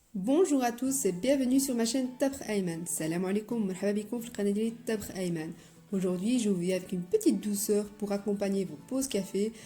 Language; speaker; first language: French; non-native, local second language; Arabic